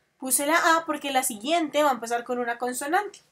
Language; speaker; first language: Spanish; native; Spanish